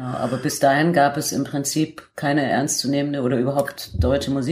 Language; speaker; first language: German; native; German